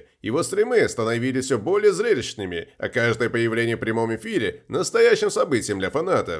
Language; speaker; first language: Russian; native; Russian